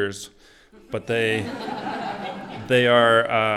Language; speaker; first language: English; native; English